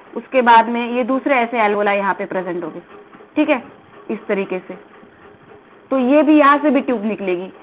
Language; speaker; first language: Hindi; non-native, local second language; Marathi